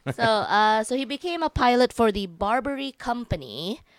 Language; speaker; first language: English; non-native, local second language; Cebuano